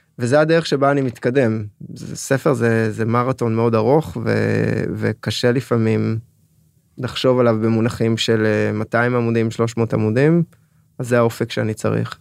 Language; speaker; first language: Hebrew; early bilingual, other home language; French